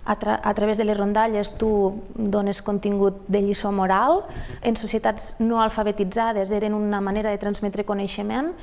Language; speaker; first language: Catalan; native; Catalan